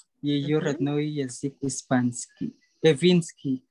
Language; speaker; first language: Russian; non-native, learner; Indonesian